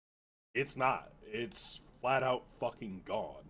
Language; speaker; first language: English; native; English